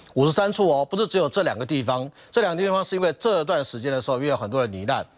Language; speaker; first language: Chinese; native; Chinese